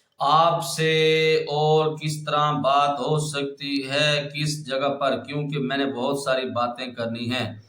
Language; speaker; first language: Urdu; non-native, local second language; Pashto